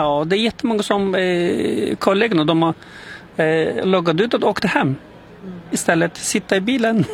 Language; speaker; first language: Swedish; non-native, local second language; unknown